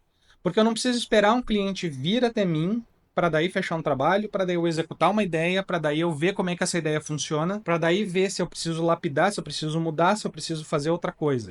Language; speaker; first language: Portuguese; native; Portuguese